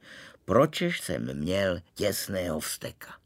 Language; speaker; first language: Czech; native; Czech